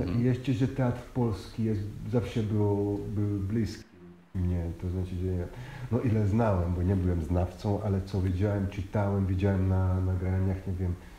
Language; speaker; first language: Polish; non-native, fluent; Hungarian